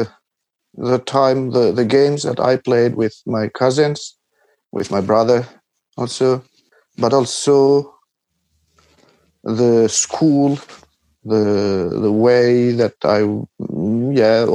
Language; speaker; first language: English; non-native, fluent; Albanian